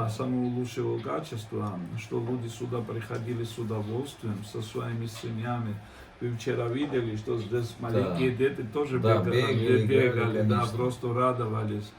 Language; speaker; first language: Russian; non-native, fluent; Georgian